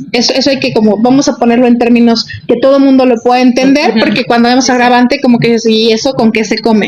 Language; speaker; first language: Spanish; native; Spanish